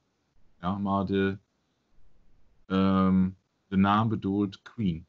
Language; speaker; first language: Dutch; non-native, learner; German